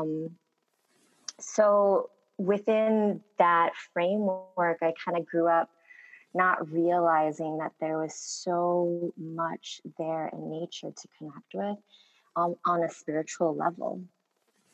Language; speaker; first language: English; early bilingual, other home language; Korean